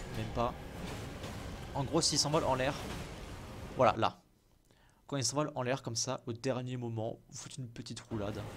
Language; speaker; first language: French; native; French